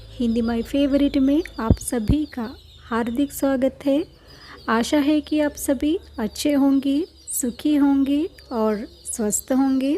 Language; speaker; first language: Hindi; non-native, fluent; Sinhala